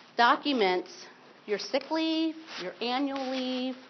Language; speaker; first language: English; native; English